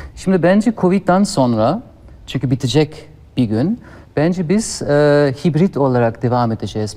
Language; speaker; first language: Turkish; non-native, fluent; German